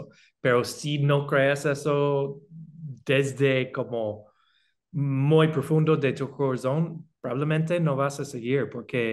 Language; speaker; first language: Spanish; non-native, fluent; English